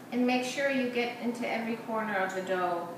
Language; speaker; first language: English; non-native, fluent; German